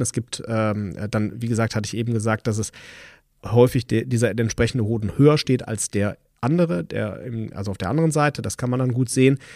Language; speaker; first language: German; native; German